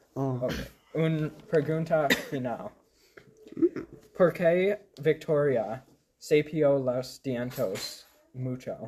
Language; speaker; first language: Spanish; non-native, learner; English